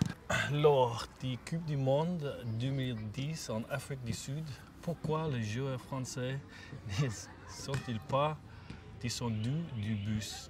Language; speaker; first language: French; non-native, learner; English